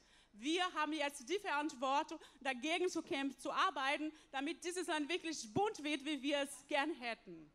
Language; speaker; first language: German; non-native, fluent; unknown